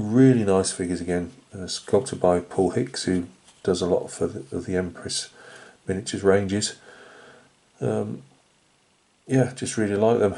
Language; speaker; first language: English; native; English